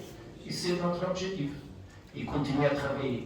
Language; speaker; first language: French; non-native, fluent; Portuguese